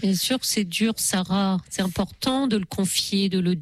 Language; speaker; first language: French; native; French